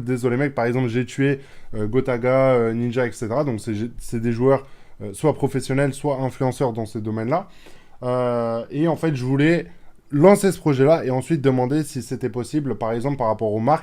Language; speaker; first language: French; native; French